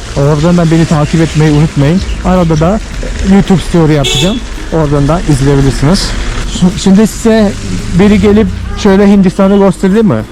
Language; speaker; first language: Turkish; non-native, fluent; Malayalam